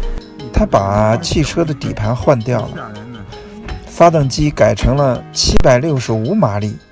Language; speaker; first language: Chinese; native; Chinese